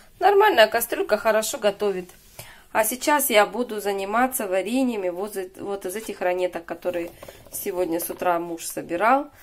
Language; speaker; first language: Russian; native; Russian